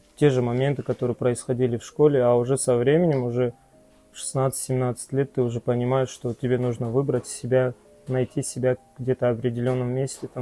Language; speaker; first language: Russian; non-native, local second language; Kazakh